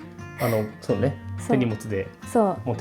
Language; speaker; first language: Japanese; native; Japanese